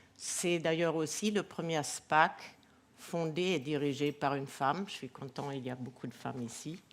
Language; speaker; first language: French; non-native, fluent; German